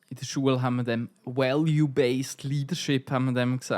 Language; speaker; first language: German; native; German